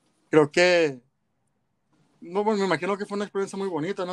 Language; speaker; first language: Spanish; early bilingual, heritage; Spanish